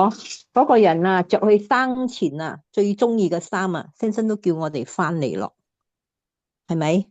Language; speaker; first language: Cantonese; native; Cantonese